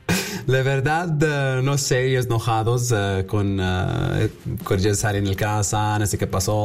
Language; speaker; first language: Spanish; non-native, learner; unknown